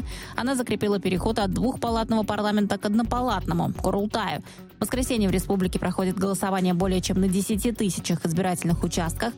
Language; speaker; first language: Russian; native; Russian